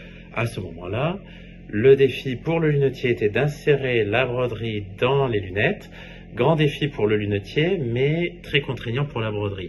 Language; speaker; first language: French; native; French